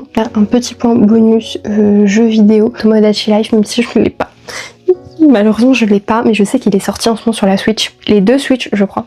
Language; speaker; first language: French; native; French